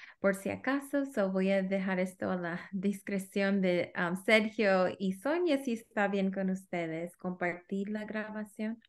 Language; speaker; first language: Spanish; early bilingual, heritage; Spanish